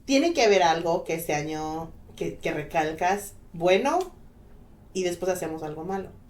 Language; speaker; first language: Spanish; early bilingual, heritage; Spanish